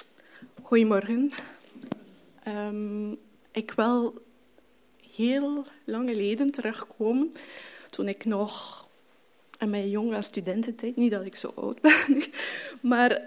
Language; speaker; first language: Dutch; non-native, fluent; French